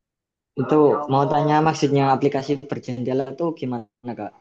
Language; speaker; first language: Indonesian; native; Indonesian